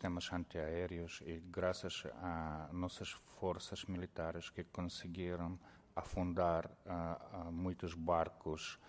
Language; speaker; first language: Portuguese; non-native, fluent; Ukrainian